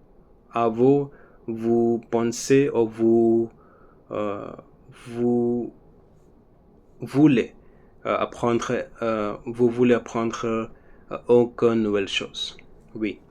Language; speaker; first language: French; non-native, learner; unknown